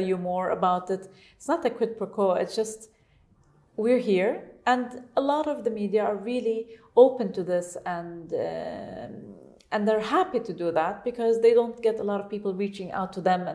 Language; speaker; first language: English; non-native, fluent; Arabic